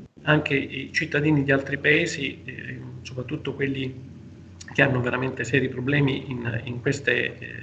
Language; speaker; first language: Italian; native; Italian